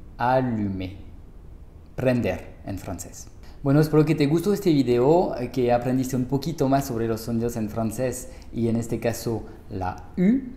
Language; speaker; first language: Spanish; non-native, fluent; French